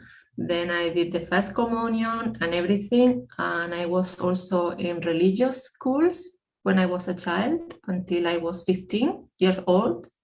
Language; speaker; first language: English; non-native, fluent; Spanish